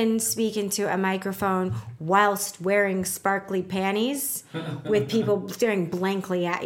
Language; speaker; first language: English; native; English